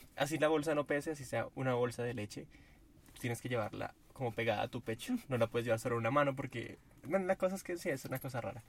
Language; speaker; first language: Spanish; native; Spanish